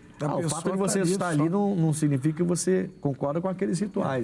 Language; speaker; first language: Portuguese; native; Portuguese